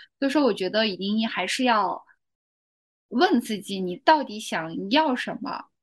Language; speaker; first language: Chinese; native; Chinese